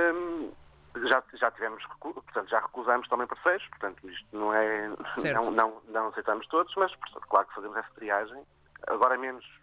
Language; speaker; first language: Portuguese; native; Portuguese